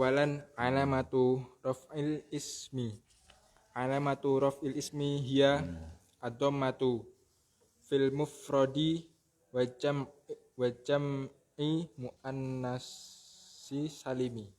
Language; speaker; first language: Arabic; non-native, learner; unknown